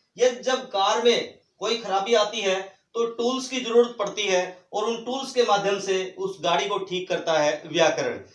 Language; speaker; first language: Hindi; native; Hindi